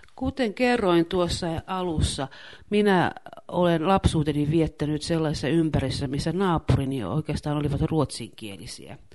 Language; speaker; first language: Finnish; native; Finnish